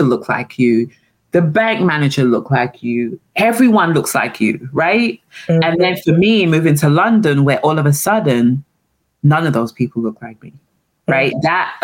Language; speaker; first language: English; native; English